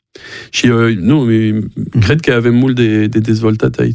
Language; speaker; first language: Romanian; non-native, learner; French